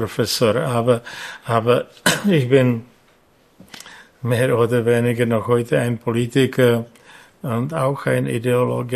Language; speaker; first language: German; non-native, fluent; Czech